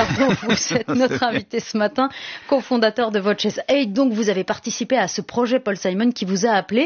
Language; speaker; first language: French; native; French